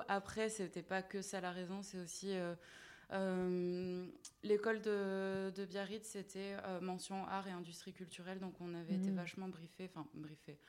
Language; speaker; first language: French; native; French